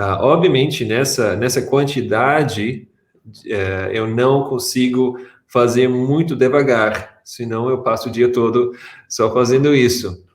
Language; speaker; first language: Portuguese; non-native, fluent; English